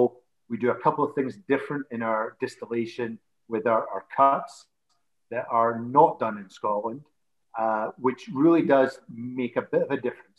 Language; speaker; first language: English; native; English